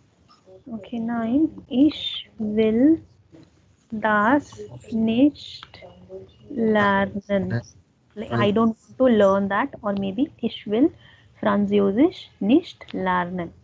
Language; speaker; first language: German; non-native, fluent; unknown